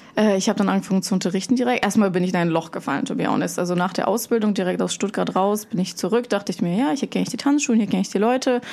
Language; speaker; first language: German; early bilingual, other home language; Russian